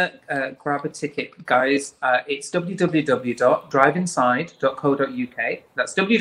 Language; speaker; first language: English; native; English